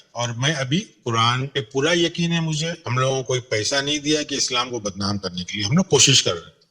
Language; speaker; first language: Urdu; non-native, local second language; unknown